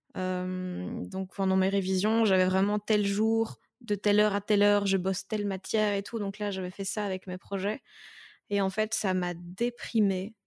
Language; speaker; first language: French; native; French